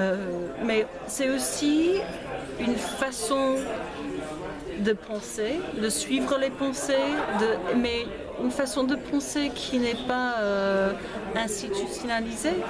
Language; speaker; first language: French; non-native, fluent; English